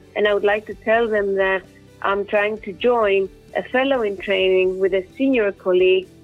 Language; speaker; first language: English; non-native, fluent; Greek